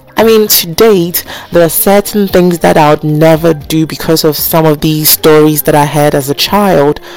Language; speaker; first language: English; non-native, local second language; Akan